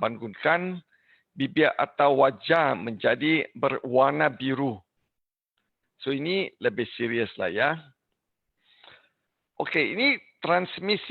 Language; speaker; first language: Indonesian; non-native, learner; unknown